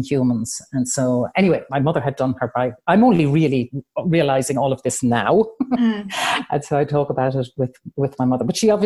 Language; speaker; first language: English; native; English